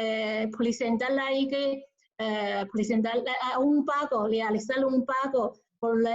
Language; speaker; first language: Spanish; non-native, learner; Chinese